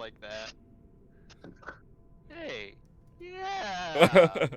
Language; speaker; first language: English; native; English